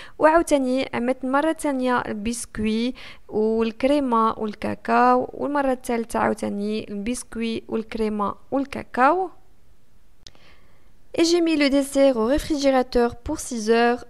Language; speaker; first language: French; non-native, local second language; Arabic